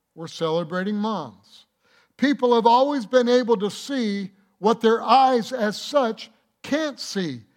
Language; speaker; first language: English; native; English